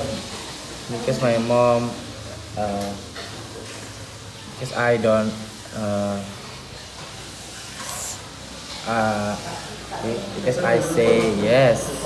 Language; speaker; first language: English; non-native, learner; Indonesian